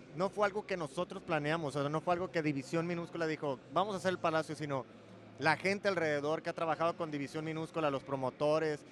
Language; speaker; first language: Spanish; native; Spanish